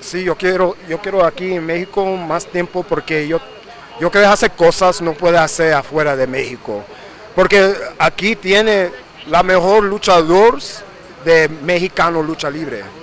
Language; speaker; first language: Spanish; early bilingual, heritage; English